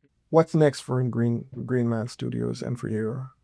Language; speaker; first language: English; native; English